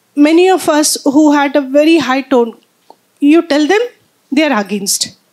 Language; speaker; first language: English; non-native, local second language; Marathi